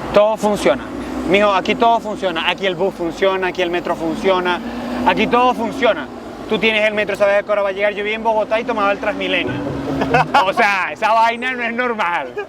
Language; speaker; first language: Spanish; native; Spanish